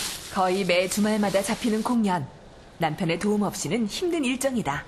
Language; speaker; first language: Korean; native; Korean